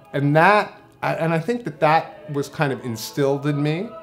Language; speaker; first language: English; native; English